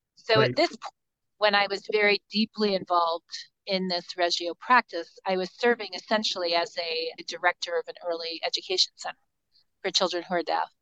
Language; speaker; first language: English; native; English